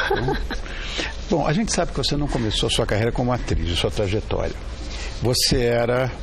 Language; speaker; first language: Portuguese; native; Portuguese